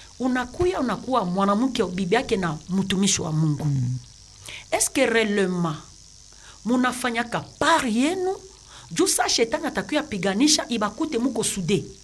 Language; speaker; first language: Swahili; native; Swahili